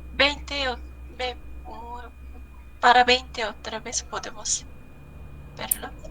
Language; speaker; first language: Spanish; non-native, learner; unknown